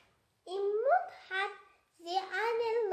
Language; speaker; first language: German; non-native, learner; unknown